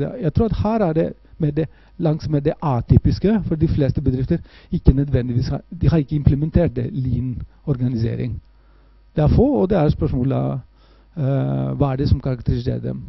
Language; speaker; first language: Norwegian; non-native, fluent; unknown